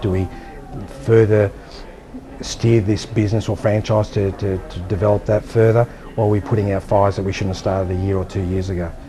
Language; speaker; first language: English; native; English